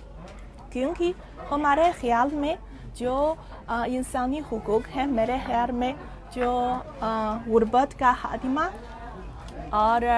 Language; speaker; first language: Hindi; non-native, fluent; Chinese